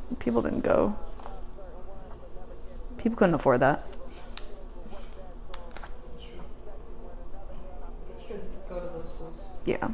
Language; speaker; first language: English; native; English